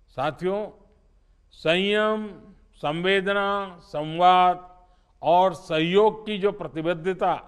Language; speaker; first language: Hindi; non-native, local second language; Gujarati